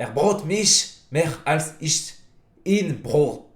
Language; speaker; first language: German; non-native, fluent; French